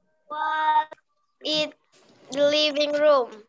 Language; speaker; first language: English; non-native, learner; Indonesian